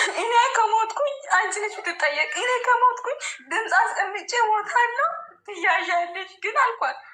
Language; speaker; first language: Amharic; non-native, local second language; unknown